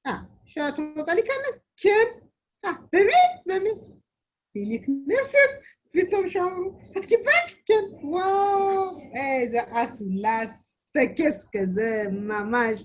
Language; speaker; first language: Hebrew; non-native, learner; Amharic